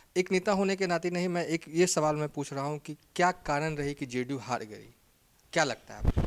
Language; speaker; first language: Hindi; native; Hindi